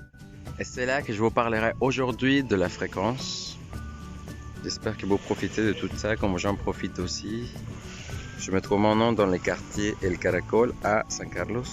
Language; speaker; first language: French; non-native, fluent; Spanish